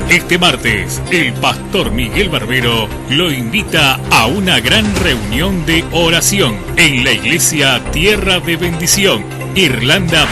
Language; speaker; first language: Spanish; native; Spanish